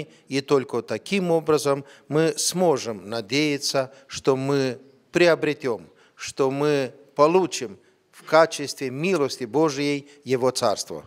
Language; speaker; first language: Russian; non-native, fluent; Romanian